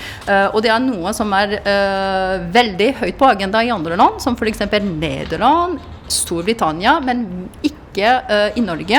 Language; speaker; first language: Norwegian; non-native, fluent; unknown